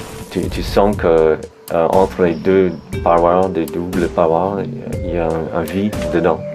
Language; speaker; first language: French; non-native, fluent; English